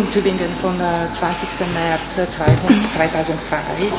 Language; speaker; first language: German; non-native, fluent; Italian